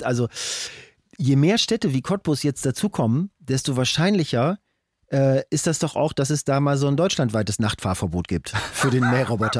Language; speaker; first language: German; native; German